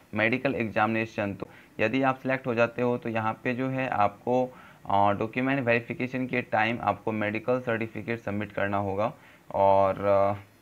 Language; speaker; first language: Hindi; native; Hindi